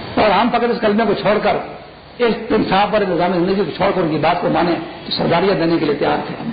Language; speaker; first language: Urdu; non-native, local second language; Pashto